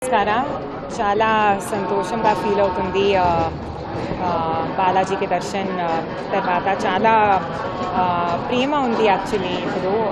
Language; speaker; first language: Telugu; non-native, learner; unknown